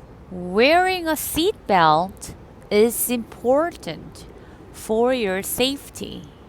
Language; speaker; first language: English; non-native, fluent; Korean